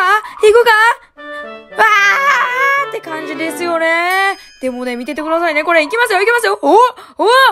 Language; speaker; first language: Japanese; native; Japanese